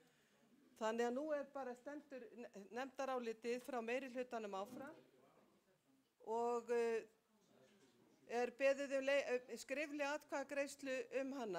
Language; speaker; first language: Icelandic; native; Icelandic